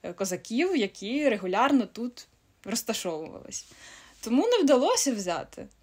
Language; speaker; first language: Ukrainian; non-native, local second language; Russian